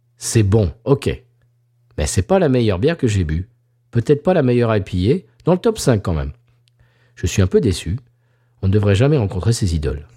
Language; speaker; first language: French; native; French